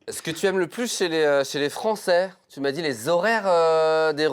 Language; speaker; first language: French; native; French